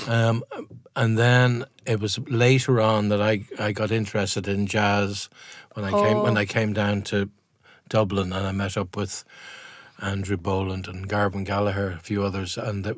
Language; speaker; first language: English; native; English